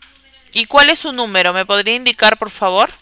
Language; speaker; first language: Spanish; native; Spanish